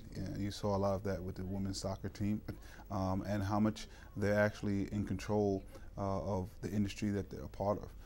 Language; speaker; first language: English; native; English